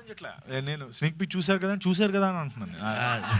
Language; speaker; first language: Telugu; native; Telugu